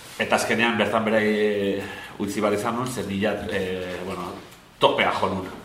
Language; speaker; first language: Basque; non-native, local second language; Spanish